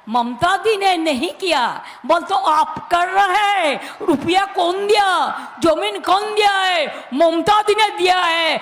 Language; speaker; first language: Hindi; non-native, local second language; Bangla